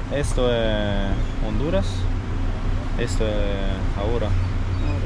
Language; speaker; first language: Spanish; non-native, fluent; Italian